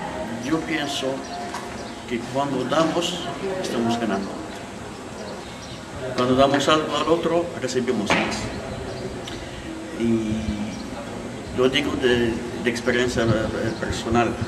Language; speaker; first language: Spanish; non-native, fluent; Arabic